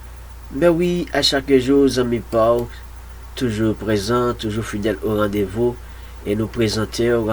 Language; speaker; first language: French; non-native, local second language; Haitian Creole